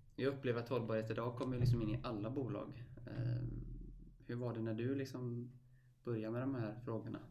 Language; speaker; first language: Swedish; native; Swedish